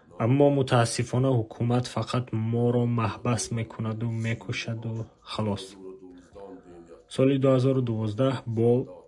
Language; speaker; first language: Tajik; non-native, local second language; Shughni